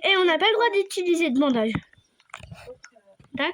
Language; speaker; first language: French; native; French